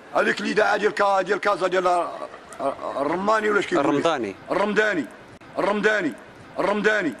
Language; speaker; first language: Arabic; native; Arabic